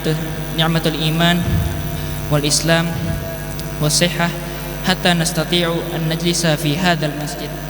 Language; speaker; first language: Arabic; non-native, learner; Indonesian